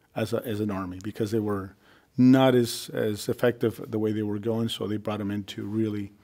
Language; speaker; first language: English; early bilingual, other home language; Spanish